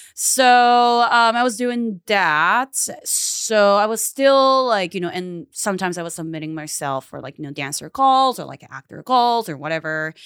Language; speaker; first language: English; early bilingual, other home language; Japanese